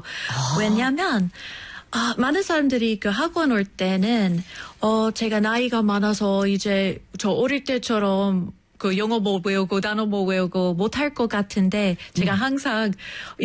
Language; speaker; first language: Korean; non-native, fluent; English